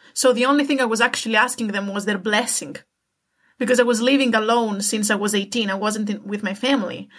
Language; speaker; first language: English; non-native, fluent; Greek